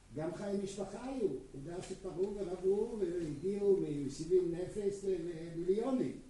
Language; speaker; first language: Hebrew; non-native, fluent; Czech